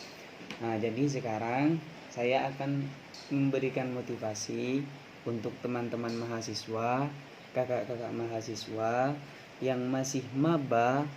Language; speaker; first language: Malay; non-native, local second language; Madurese